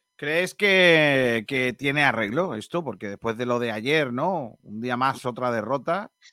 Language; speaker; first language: Spanish; native; Spanish